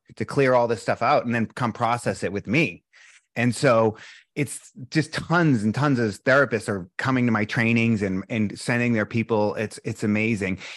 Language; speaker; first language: English; native; English